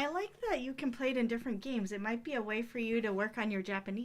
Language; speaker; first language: English; native; English